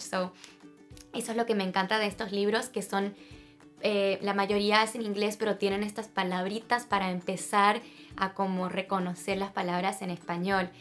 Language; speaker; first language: Spanish; early bilingual, heritage; Spanish